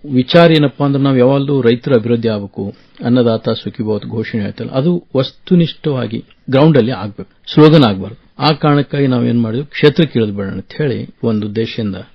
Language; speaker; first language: Kannada; native; Kannada